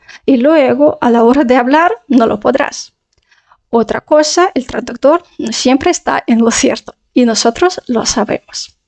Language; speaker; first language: Spanish; non-native, fluent; Russian